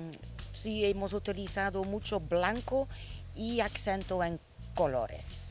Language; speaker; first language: Spanish; non-native, learner; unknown